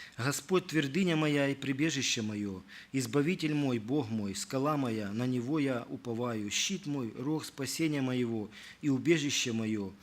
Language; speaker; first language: Russian; native; Russian